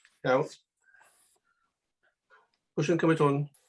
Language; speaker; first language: Welsh; native; Welsh